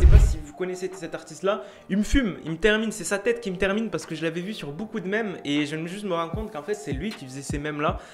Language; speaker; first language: French; native; French